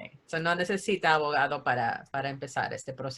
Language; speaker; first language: Spanish; early bilingual, heritage; Spanish